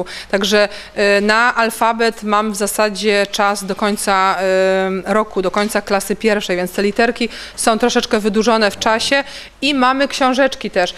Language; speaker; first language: Polish; native; Polish